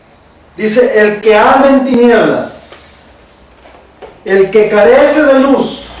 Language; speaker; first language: Spanish; native; Spanish